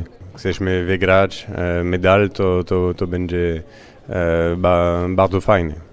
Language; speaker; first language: Polish; non-native, learner; French